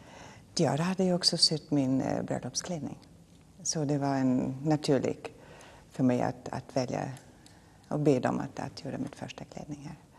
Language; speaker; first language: Swedish; non-native, fluent; German